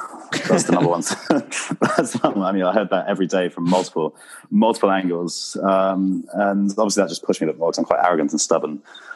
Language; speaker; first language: English; native; English